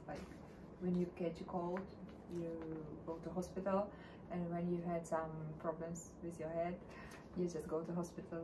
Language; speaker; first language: English; non-native, learner; Russian